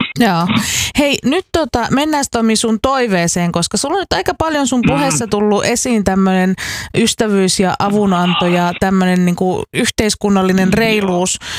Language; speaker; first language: Finnish; native; Finnish